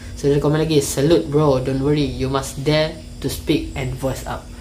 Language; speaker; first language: English; non-native, local second language; Malay